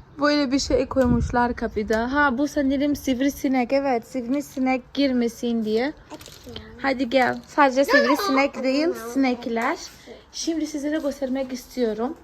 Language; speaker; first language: Turkish; non-native, fluent; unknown